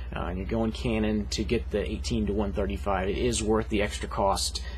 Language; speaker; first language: English; native; English